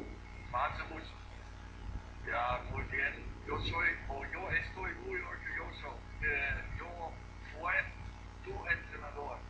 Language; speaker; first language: Spanish; non-native, fluent; Dutch